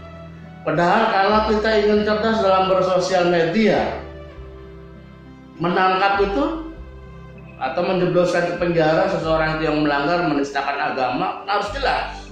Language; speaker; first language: Indonesian; native; Indonesian